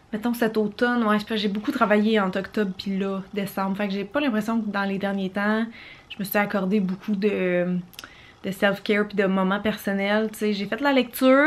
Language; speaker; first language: French; native; French